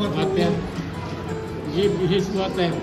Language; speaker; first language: English; non-native, learner; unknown